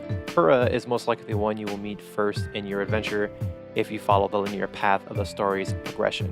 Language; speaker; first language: English; native; English